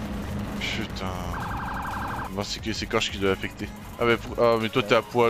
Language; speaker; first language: French; native; French